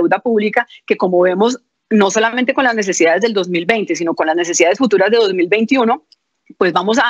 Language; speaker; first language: Spanish; native; Spanish